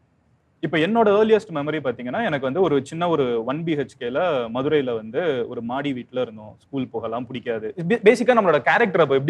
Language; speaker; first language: Tamil; native; Tamil